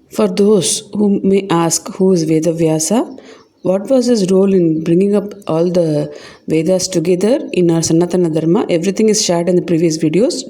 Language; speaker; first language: English; non-native, local second language; Tamil